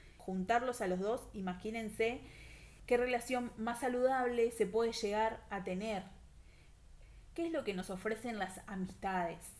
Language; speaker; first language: Spanish; native; Spanish